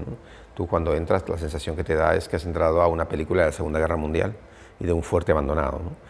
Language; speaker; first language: Spanish; native; Spanish